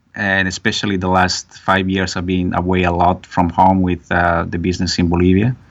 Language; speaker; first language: English; non-native, fluent; Spanish